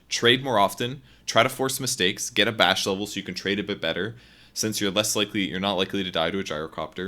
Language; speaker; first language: English; native; English